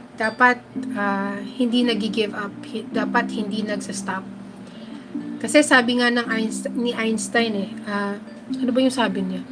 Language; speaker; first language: Filipino; non-native, local second language; Hiligaynon